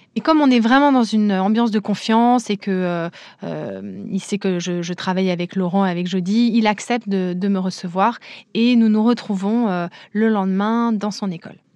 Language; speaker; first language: French; native; French